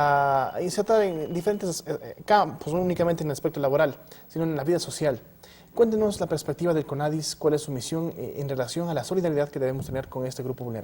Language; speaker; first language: Spanish; native; Spanish